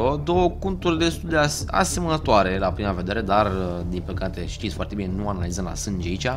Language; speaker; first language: Romanian; native; Romanian